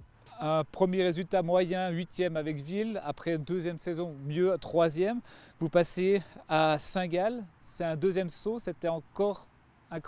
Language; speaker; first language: French; native; French